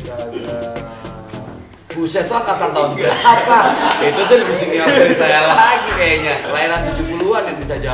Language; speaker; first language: Indonesian; native; Indonesian